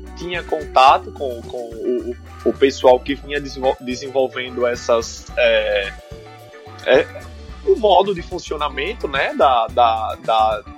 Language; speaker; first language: Portuguese; native; Portuguese